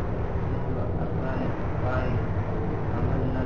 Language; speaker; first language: Arabic; non-native, fluent; Indonesian